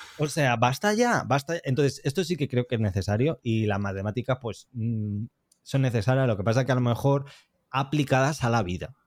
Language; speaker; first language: Spanish; native; Spanish